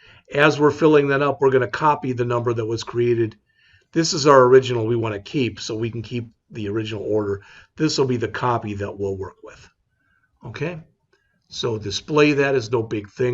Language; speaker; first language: English; native; English